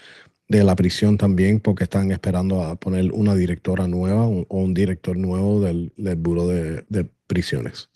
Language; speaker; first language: Spanish; early bilingual, other home language; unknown